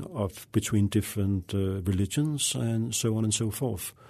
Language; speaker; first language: English; non-native, fluent; Danish